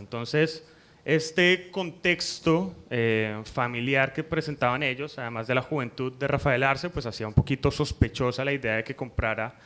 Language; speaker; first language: Spanish; native; Spanish